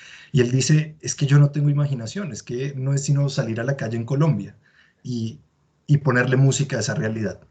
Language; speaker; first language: Spanish; native; Spanish